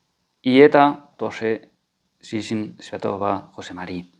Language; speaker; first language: Russian; non-native, fluent; Spanish